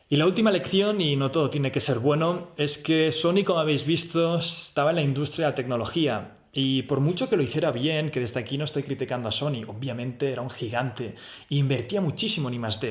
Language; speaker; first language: Spanish; native; Spanish